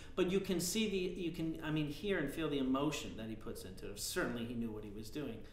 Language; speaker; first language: English; native; English